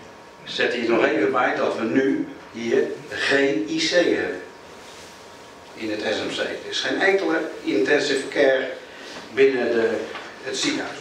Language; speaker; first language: Dutch; native; Dutch